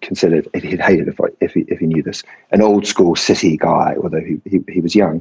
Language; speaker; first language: English; native; English